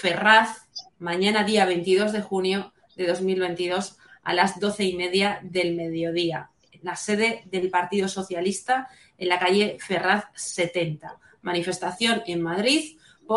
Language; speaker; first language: Spanish; native; Spanish